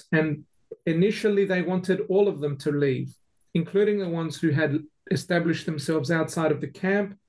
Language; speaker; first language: English; native; English